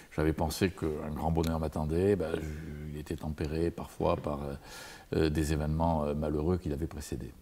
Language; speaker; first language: French; native; French